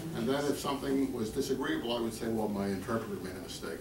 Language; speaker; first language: English; native; English